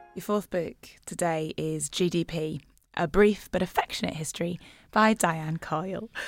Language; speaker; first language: English; native; English